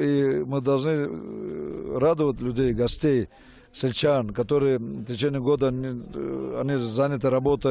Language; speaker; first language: Russian; non-native, local second language; Avaric